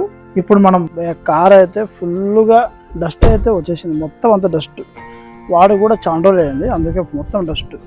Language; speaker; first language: Telugu; native; Telugu